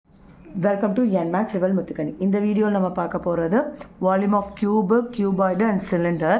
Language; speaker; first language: Tamil; native; Tamil